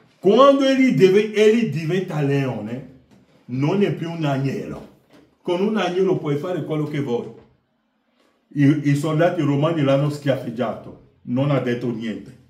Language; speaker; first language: Italian; non-native, fluent; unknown